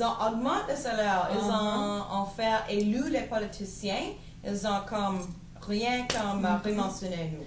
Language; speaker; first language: French; non-native, learner; English